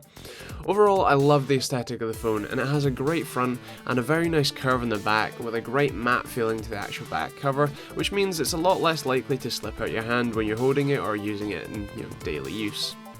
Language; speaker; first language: English; native; English